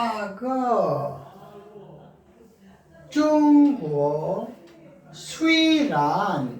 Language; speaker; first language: Chinese; non-native, learner; Korean